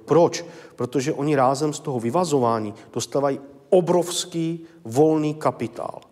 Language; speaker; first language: Czech; native; Czech